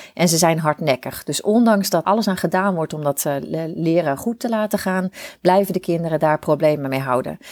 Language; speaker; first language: Dutch; native; Dutch